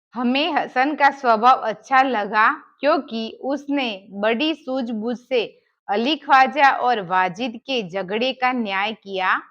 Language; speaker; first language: Hindi; non-native, local second language; Gujarati